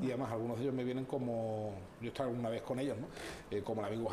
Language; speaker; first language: Spanish; native; Spanish